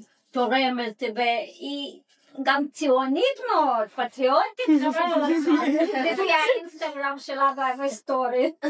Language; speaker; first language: Hebrew; non-native, fluent; Russian